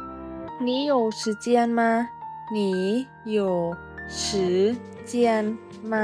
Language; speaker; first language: Chinese; non-native, fluent; Lao